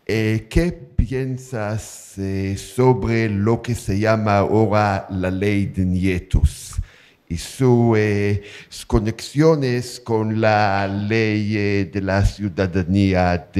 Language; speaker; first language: Spanish; non-native, learner; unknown